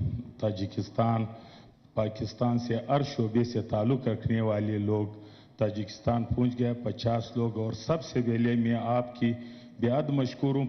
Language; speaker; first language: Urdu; non-native, local second language; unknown